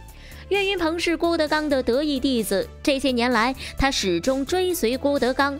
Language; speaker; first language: Chinese; native; Chinese